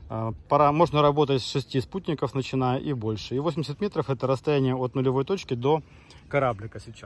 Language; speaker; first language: Russian; native; Russian